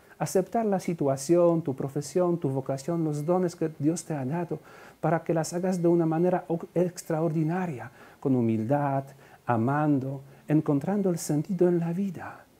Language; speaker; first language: Spanish; non-native, fluent; Polish